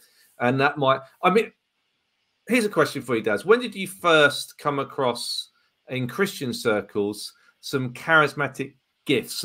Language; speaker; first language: English; native; English